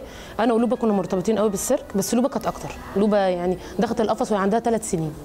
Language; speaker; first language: Arabic; native; Arabic